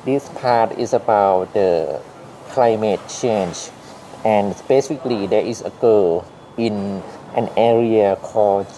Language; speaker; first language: English; non-native, learner; Thai